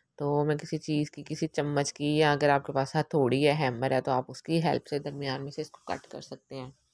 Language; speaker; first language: Urdu; native; Urdu